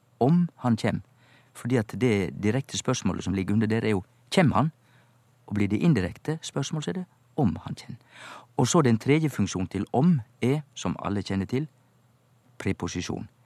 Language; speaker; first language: Norwegian; native; Norwegian